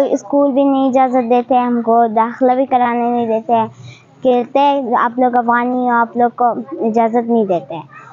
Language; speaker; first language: Hindi; non-native, learner; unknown